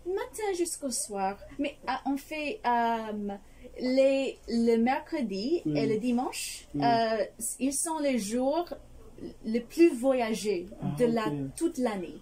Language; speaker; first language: French; non-native, fluent; English